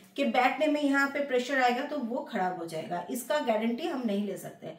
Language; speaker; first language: Hindi; non-native, local second language; Bangla